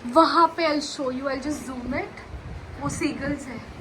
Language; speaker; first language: Hindi; non-native, local second language; Marathi